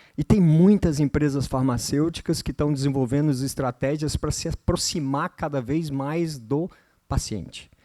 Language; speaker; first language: Portuguese; native; Portuguese